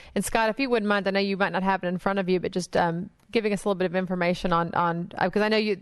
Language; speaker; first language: English; native; English